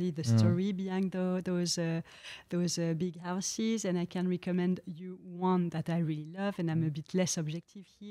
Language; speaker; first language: English; non-native, fluent; French